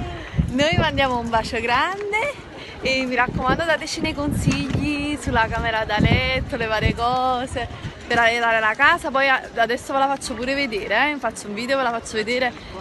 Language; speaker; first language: Italian; native; Italian